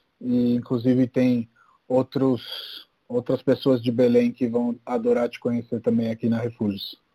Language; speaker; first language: Portuguese; non-native, fluent; Italian